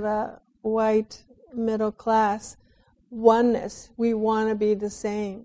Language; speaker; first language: English; non-native, fluent; Japanese